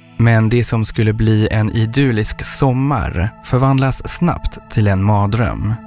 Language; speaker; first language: Swedish; non-native, fluent; French